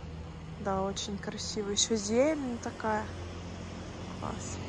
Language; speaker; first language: Russian; native; Russian